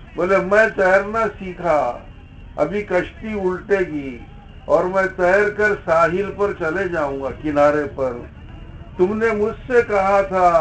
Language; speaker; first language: Urdu; native; Urdu